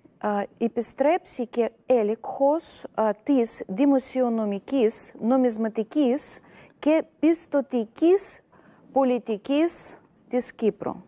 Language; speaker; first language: Greek; non-native, learner; Russian